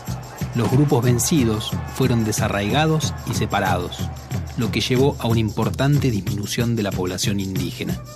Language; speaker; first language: Spanish; native; Spanish